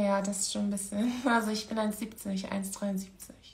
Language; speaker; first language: German; native; German